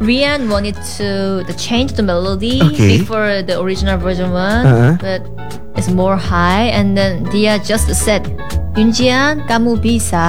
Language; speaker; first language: English; non-native, learner; Korean